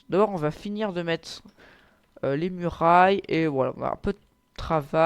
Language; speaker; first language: French; native; French